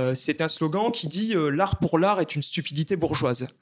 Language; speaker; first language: French; native; French